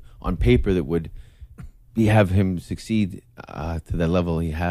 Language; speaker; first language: English; native; English